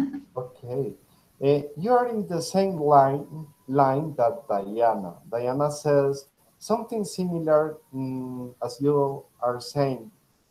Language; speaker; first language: English; non-native, fluent; Spanish